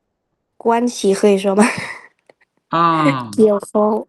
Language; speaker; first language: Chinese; non-native, learner; Lao